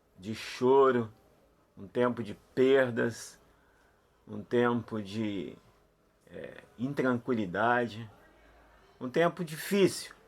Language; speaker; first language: Portuguese; native; Portuguese